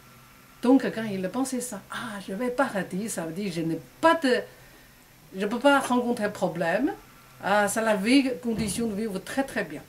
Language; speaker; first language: French; non-native, learner; Chinese